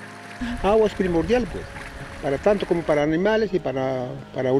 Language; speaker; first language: Spanish; native; Spanish